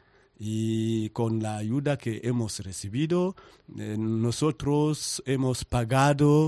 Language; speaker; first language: Spanish; non-native, learner; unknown